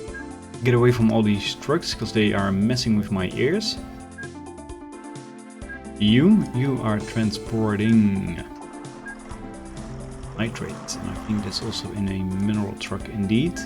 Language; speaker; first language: English; non-native, fluent; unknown